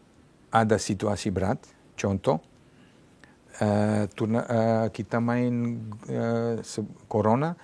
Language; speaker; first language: Indonesian; non-native, fluent; Serbian